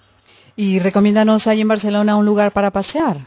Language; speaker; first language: Spanish; native; Spanish